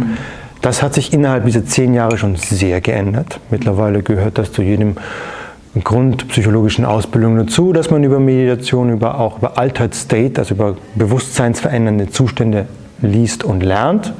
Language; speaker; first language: German; native; German